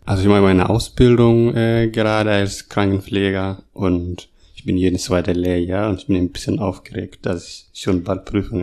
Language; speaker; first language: German; non-native, learner; Masai